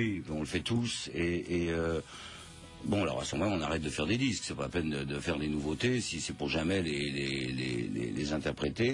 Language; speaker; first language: French; native; French